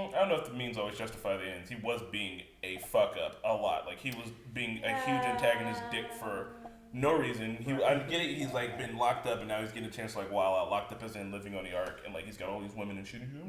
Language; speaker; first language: English; native; English